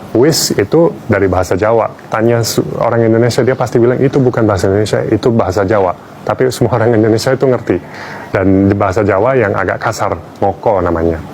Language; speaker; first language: Indonesian; non-native, fluent; English